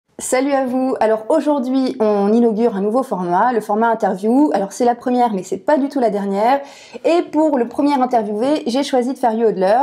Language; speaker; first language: French; native; French